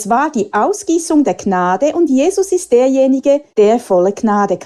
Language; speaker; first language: German; native; German